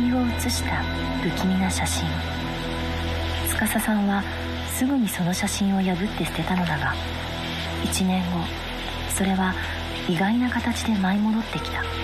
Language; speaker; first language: Japanese; native; Japanese